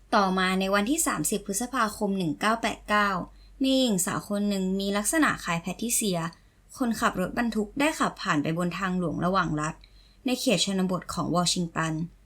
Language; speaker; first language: Thai; native; Thai